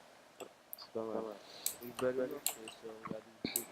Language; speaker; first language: French; native; French